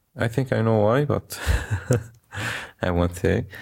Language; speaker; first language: English; non-native, fluent; Arabic